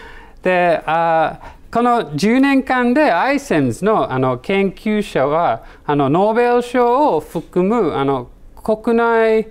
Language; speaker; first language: Japanese; non-native, learner; English